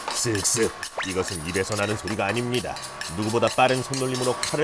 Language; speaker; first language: Korean; native; Korean